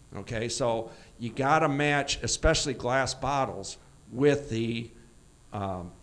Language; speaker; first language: English; native; English